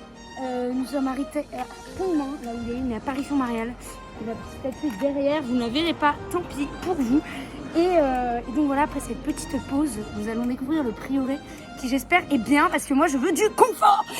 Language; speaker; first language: French; native; French